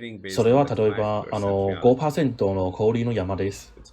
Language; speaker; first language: Japanese; non-native, learner; English